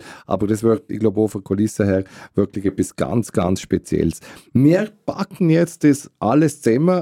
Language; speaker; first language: German; native; German